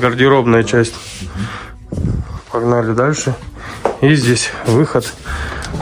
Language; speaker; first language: Russian; native; Russian